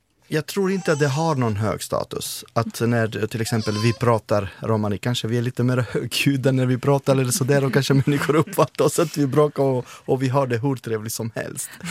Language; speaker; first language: Swedish; non-native, fluent; Romany